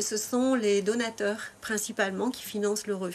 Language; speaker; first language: French; native; French